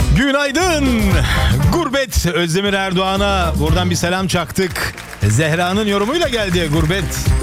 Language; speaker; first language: Turkish; early bilingual, other home language; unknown